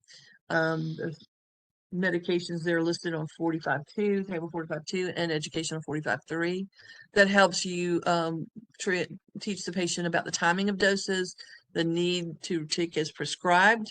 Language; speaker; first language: English; native; English